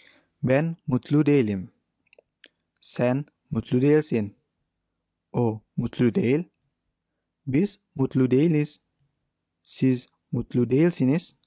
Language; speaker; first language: Turkish; non-native, fluent; Indonesian